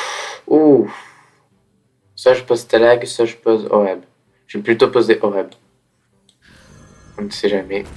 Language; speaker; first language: French; native; French